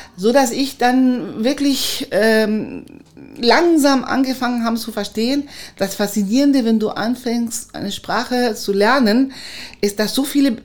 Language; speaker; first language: German; non-native, fluent; Spanish